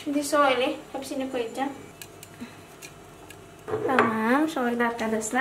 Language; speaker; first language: Turkish; non-native, learner; Indonesian